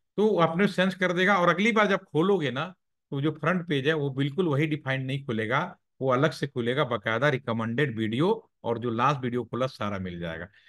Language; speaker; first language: Hindi; native; Hindi